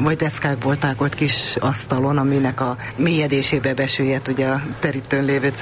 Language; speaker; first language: Hungarian; native; Hungarian